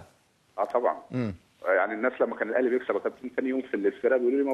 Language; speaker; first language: Arabic; native; Arabic